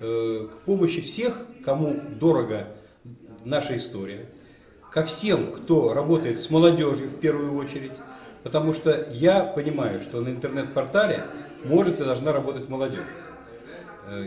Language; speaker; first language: Russian; native; Russian